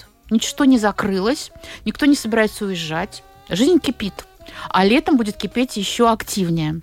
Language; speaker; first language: Russian; native; Russian